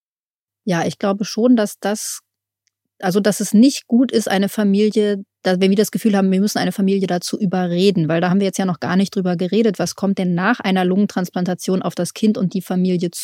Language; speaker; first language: German; native; German